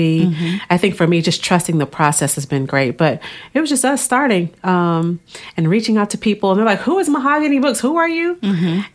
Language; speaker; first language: English; native; English